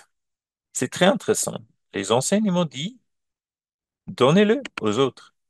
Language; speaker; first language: French; non-native, learner; German